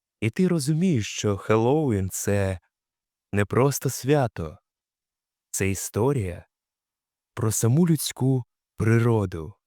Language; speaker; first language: Ukrainian; native; Ukrainian